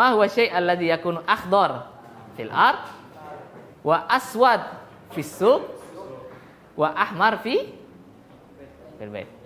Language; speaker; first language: Arabic; non-native, fluent; Indonesian